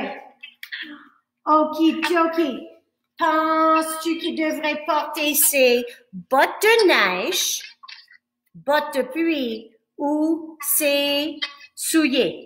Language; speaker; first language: French; non-native, fluent; English